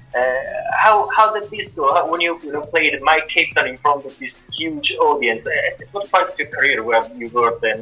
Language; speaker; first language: English; non-native, fluent; Italian